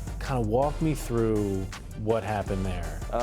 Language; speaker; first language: English; native; English